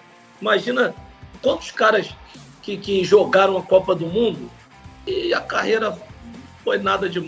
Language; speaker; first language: Portuguese; native; Portuguese